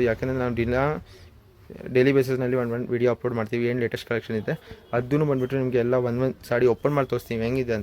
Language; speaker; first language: Kannada; non-native, local second language; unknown